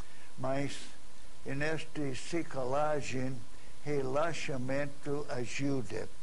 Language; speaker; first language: Portuguese; non-native, fluent; English